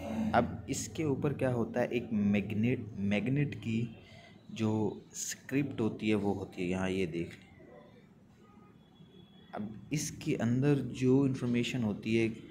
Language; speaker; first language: Hindi; non-native, local second language; Punjabi